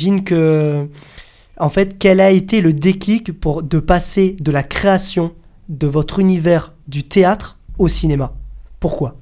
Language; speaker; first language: French; native; French